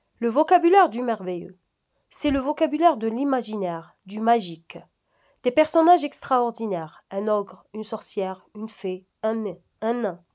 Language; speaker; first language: French; non-native, local second language; Arabic